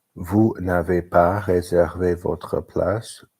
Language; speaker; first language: French; non-native, learner; English